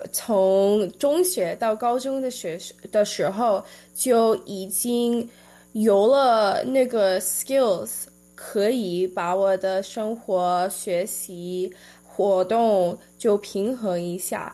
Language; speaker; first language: Chinese; early bilingual, heritage; Chinese